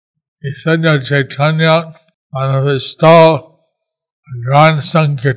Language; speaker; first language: Spanish; non-native, learner; English